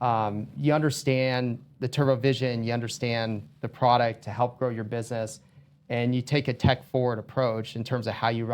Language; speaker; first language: English; native; English